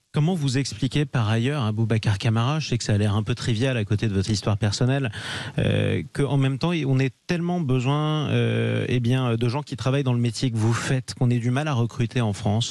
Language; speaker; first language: French; native; French